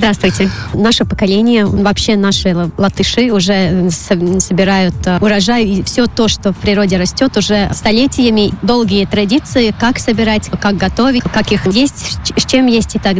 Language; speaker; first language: Russian; non-native, local second language; Latvian